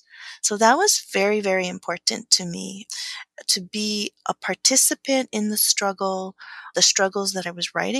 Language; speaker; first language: English; native; English